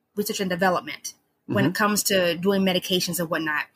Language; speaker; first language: English; native; English